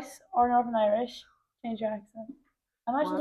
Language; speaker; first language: English; native; English